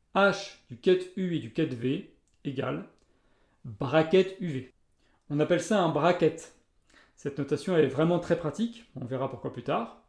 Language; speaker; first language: French; native; French